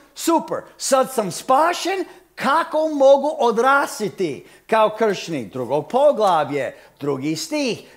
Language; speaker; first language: Croatian; early bilingual, heritage; Croatian